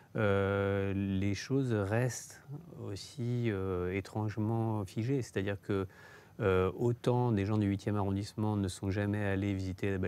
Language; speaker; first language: French; native; French